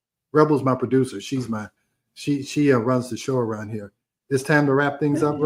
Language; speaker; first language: English; native; English